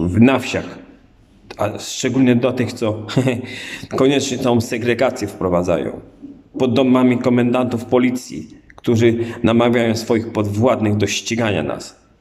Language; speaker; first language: Polish; native; Polish